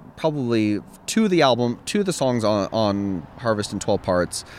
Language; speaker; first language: English; native; English